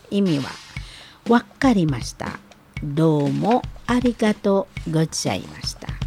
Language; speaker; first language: Japanese; non-native, fluent; Indonesian